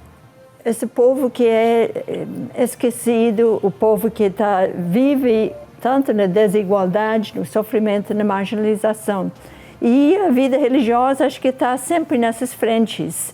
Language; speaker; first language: Portuguese; non-native, fluent; English